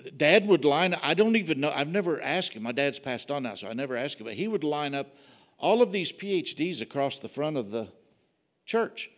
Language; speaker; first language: English; native; English